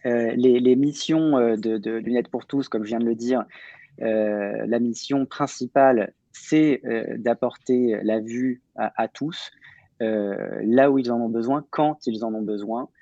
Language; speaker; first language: French; native; French